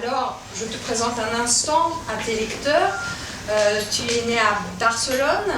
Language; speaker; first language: French; native; French